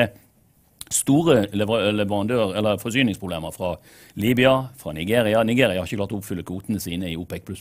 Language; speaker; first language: Norwegian; native; Norwegian